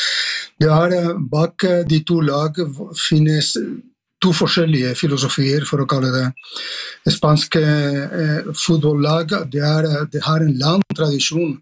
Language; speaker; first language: Norwegian; non-native, fluent; Spanish